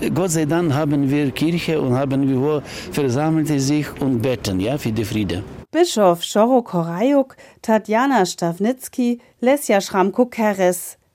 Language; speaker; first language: German; non-native, fluent; Ukrainian